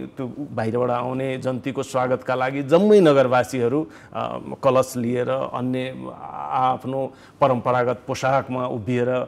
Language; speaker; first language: Nepali; non-native, local second language; Maithili